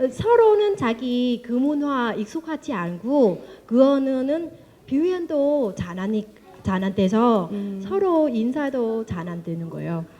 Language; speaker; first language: Korean; non-native, learner; Vietnamese